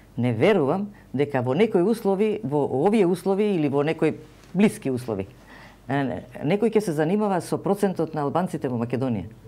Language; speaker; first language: Macedonian; non-native, local second language; Serbian